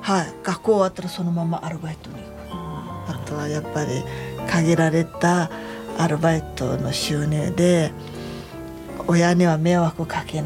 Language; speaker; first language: Japanese; native; Japanese